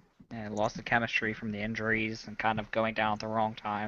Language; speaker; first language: English; native; English